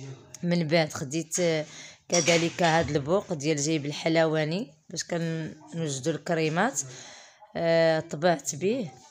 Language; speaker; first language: Arabic; native; Arabic